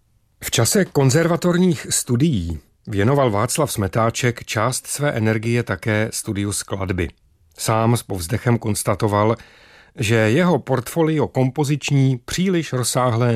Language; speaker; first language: Czech; native; Czech